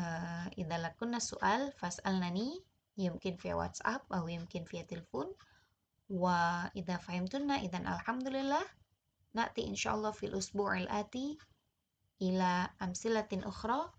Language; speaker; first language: Arabic; non-native, fluent; Indonesian